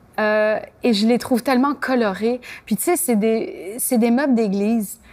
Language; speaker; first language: French; native; French